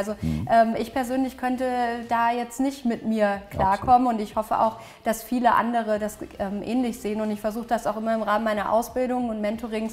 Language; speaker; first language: German; native; German